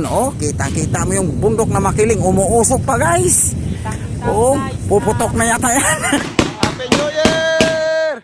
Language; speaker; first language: Filipino; native; Filipino